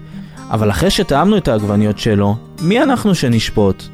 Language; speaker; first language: Hebrew; native; Hebrew